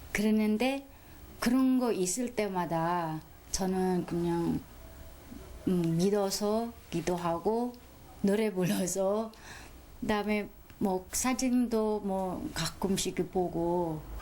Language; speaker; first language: Korean; non-native, fluent; Filipino